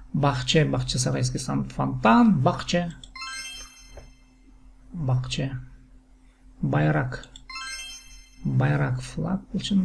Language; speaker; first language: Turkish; non-native, learner; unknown